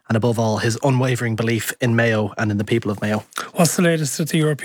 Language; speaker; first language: English; native; English